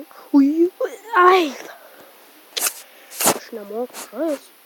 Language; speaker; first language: Lithuanian; native; Lithuanian